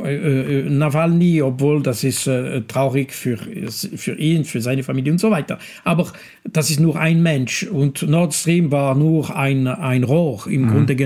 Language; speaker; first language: German; non-native, local second language; French